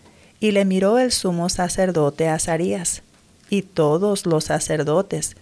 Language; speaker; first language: Spanish; native; Spanish